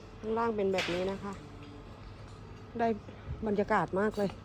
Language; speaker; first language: Thai; native; Thai